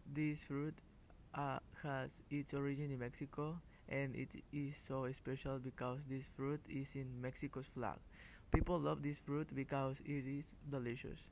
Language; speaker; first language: English; non-native, learner; Spanish